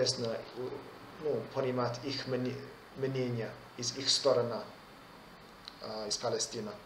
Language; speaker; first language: Russian; non-native, fluent; English